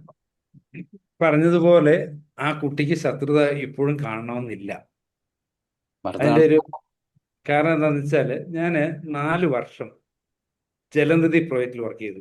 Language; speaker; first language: Malayalam; native; Malayalam